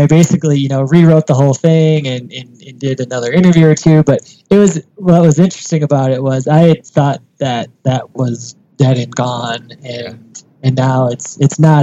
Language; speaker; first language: English; native; English